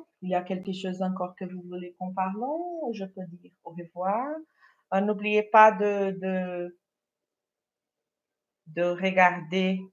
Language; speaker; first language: French; non-native, fluent; Portuguese